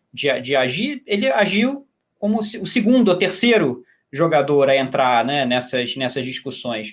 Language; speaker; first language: Portuguese; native; Portuguese